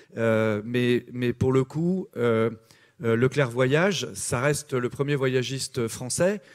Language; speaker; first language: French; native; French